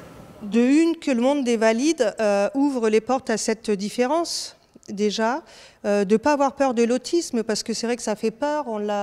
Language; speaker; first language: French; native; French